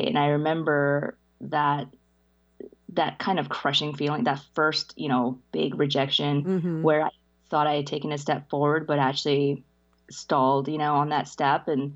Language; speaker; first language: English; early bilingual, other home language; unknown